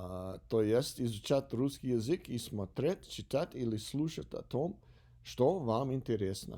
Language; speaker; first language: Russian; non-native, learner; English